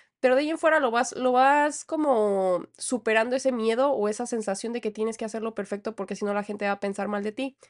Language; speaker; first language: Spanish; native; Spanish